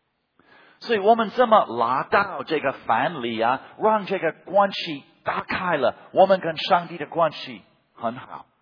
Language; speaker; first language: Chinese; non-native, fluent; English